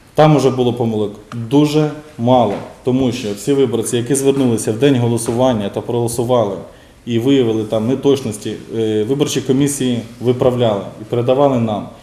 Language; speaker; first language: Ukrainian; native; Ukrainian